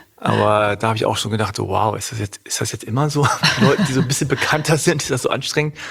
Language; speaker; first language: German; native; German